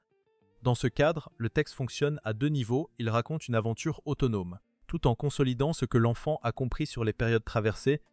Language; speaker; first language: French; native; French